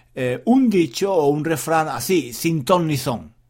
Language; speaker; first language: Spanish; native; Spanish